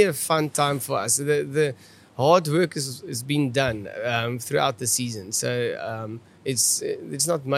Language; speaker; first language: English; non-native, local second language; Afrikaans